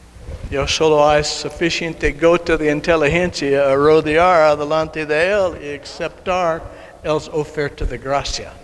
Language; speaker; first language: Spanish; non-native, learner; English